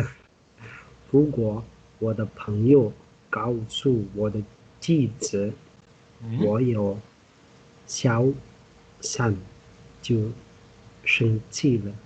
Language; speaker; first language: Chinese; non-native, learner; Indonesian